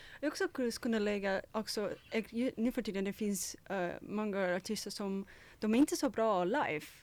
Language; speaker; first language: Swedish; non-native, fluent; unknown